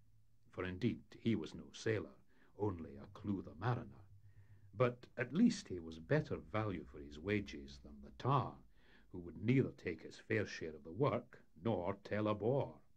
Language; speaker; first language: English; native; English